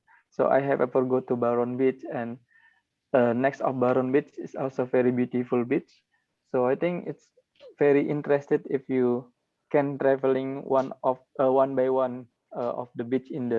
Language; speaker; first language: English; non-native, learner; Indonesian